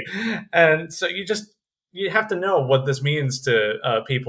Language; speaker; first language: English; native; English